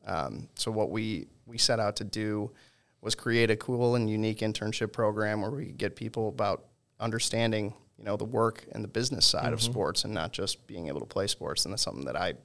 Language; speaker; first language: English; native; English